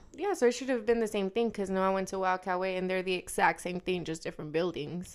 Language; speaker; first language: English; early bilingual, other home language; Spanish